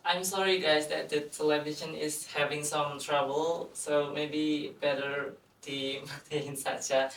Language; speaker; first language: English; non-native, fluent; Indonesian